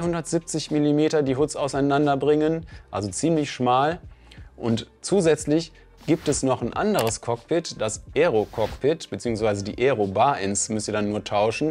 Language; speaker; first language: German; native; German